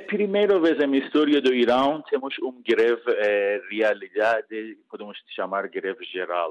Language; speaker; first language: Portuguese; non-native, learner; Persian